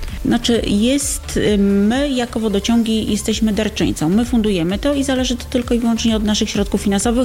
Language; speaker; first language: Polish; native; Polish